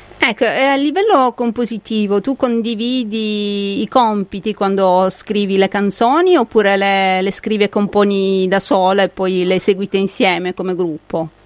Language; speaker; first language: Italian; native; Italian